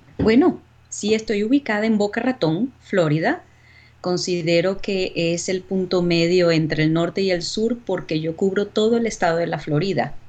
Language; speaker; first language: Spanish; native; Spanish